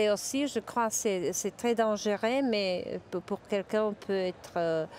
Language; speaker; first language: French; non-native, fluent; Czech